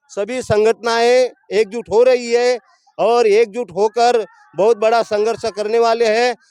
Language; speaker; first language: Hindi; non-native, local second language; Marathi